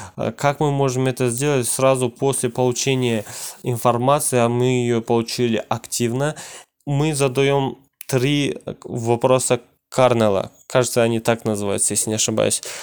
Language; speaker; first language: Russian; non-native, local second language; Kazakh